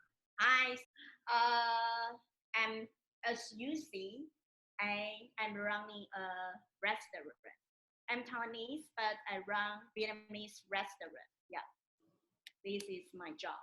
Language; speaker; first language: English; non-native, learner; Chinese